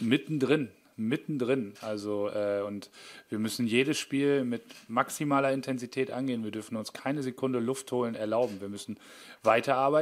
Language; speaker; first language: German; native; German